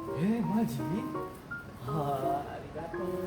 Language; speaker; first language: Japanese; non-native, learner; Indonesian